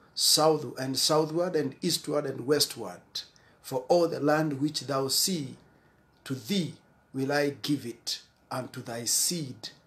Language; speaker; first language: English; non-native, local second language; Swahili